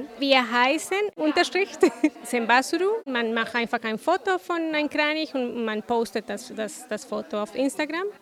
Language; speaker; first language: German; non-native, fluent; Spanish